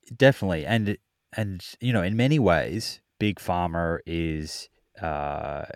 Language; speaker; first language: English; native; English